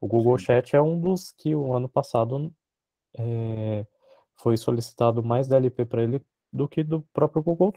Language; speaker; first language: Portuguese; native; Portuguese